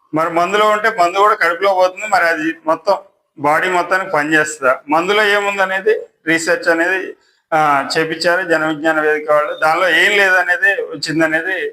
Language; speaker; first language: Telugu; native; Telugu